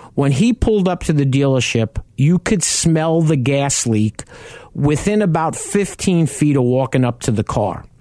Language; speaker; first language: English; native; English